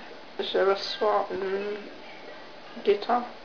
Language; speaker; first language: French; non-native, learner; English